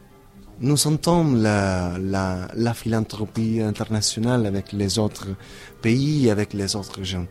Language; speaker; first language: French; non-native, learner; Italian